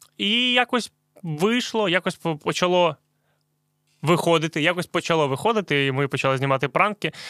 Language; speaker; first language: Ukrainian; non-native, local second language; Russian